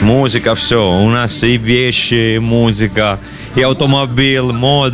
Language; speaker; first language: Russian; non-native, learner; Italian